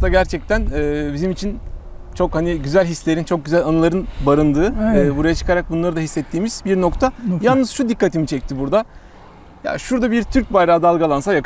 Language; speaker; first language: Turkish; native; Turkish